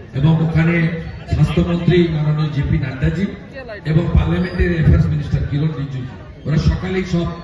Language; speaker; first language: Bangla; native; Bangla